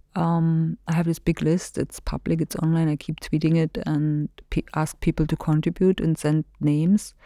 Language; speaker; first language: English; non-native, fluent; German